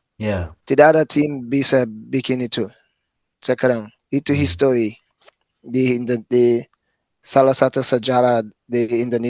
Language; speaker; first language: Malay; non-native, fluent; English